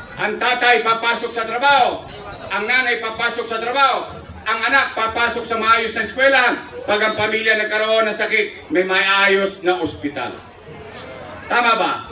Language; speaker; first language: Filipino; native; Filipino